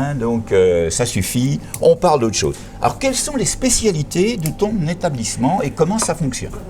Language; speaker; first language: French; native; French